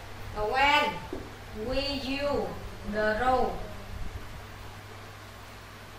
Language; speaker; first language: English; non-native, learner; Vietnamese